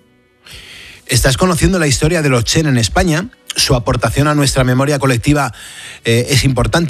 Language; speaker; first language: Spanish; native; Spanish